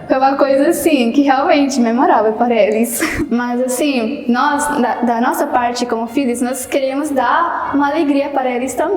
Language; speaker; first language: Portuguese; non-native, fluent; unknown